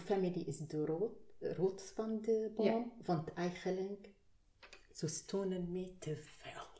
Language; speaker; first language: Dutch; non-native, learner; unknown